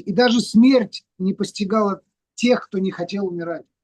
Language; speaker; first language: Russian; native; Russian